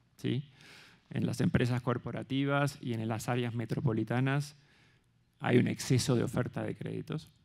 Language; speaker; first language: Spanish; native; Spanish